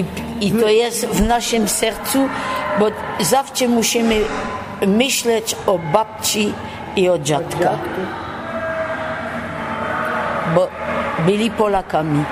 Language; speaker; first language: Polish; early bilingual, heritage; Polish